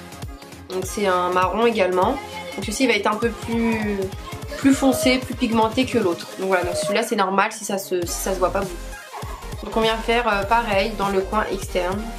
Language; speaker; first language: French; native; French